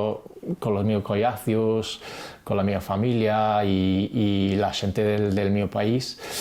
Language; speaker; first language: Spanish; non-native, fluent; English